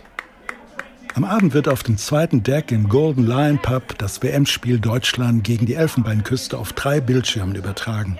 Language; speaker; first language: German; native; German